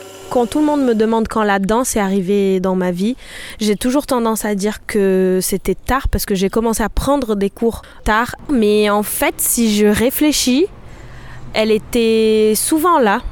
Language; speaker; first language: French; non-native, fluent; Portuguese